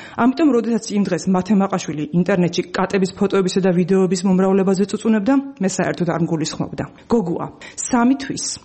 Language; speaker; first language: Georgian; native; Georgian